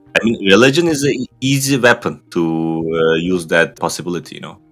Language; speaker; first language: English; non-native, fluent; Turkish